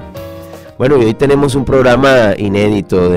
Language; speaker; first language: Spanish; native; Spanish